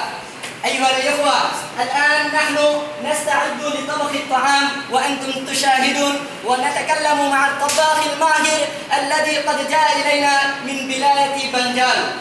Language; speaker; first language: Arabic; non-native, learner; Bangla